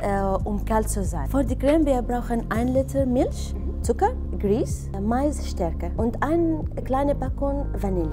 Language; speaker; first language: German; non-native, learner; Arabic